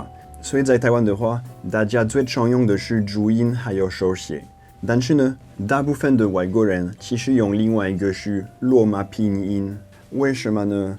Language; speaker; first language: Chinese; non-native, fluent; French